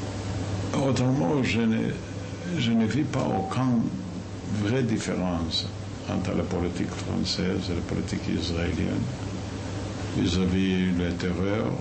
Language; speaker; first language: French; non-native, fluent; Yiddish